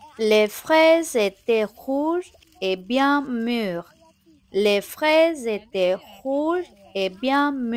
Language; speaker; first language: French; non-native, fluent; Tamil